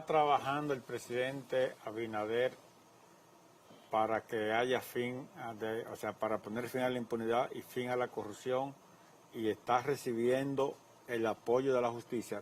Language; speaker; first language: Spanish; native; Spanish